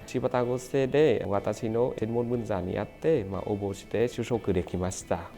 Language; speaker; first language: Japanese; non-native, fluent; Vietnamese